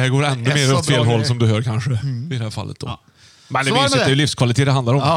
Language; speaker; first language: Swedish; native; Swedish